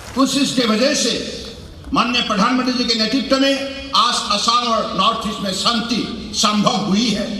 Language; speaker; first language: Hindi; non-native, local second language; Assamese